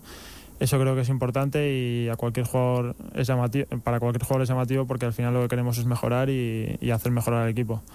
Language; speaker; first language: Spanish; native; Spanish